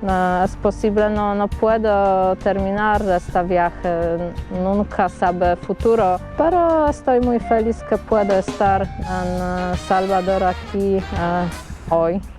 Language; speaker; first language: Spanish; non-native, learner; Polish